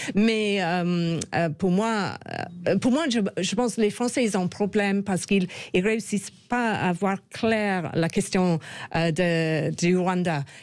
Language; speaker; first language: French; non-native, fluent; English